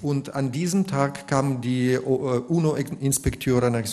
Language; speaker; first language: German; non-native, fluent; Russian